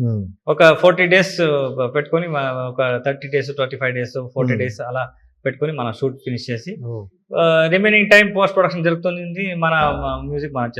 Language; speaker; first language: Telugu; non-native, learner; Kannada